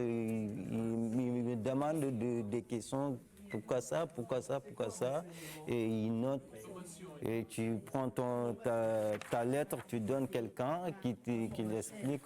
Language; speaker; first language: French; non-native, learner; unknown